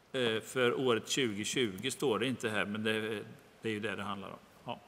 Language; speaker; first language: Swedish; native; Swedish